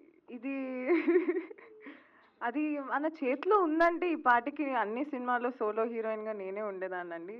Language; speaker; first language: Telugu; native; Telugu